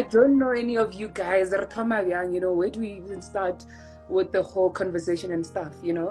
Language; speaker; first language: English; non-native, local second language; Tswana